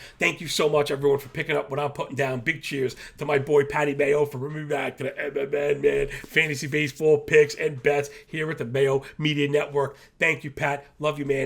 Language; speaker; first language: English; native; English